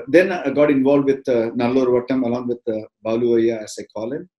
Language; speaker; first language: English; non-native, local second language; Tamil